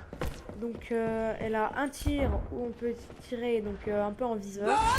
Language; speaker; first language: French; native; French